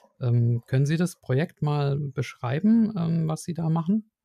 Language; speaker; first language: German; native; German